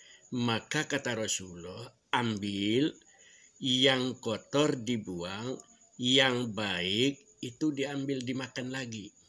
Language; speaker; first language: Indonesian; non-native, local second language; Minangkabau